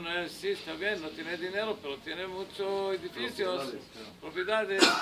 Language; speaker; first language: Spanish; non-native, learner; Hebrew